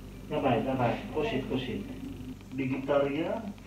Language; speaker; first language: Russian; non-native, learner; Filipino